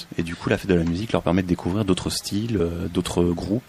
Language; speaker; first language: French; native; French